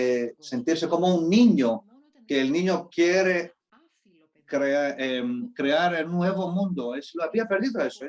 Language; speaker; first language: Spanish; non-native, fluent; Greek